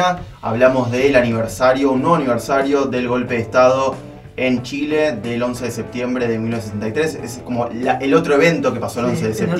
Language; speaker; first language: Spanish; native; Spanish